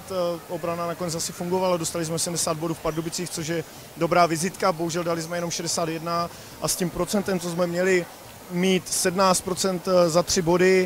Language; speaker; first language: Czech; native; Czech